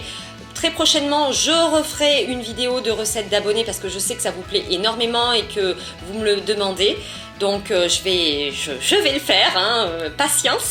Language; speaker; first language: French; native; French